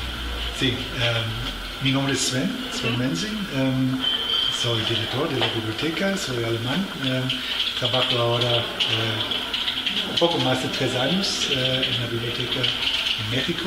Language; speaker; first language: Spanish; non-native, fluent; German